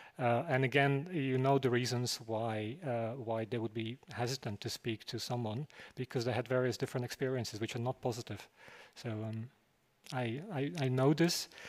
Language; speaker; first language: English; non-native, fluent; Slovak